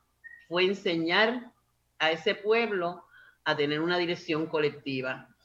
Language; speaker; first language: Spanish; native; Spanish